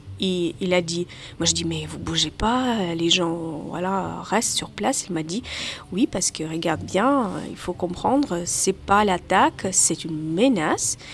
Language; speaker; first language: French; non-native, learner; Ukrainian